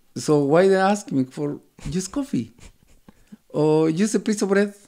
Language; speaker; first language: English; non-native, learner; Spanish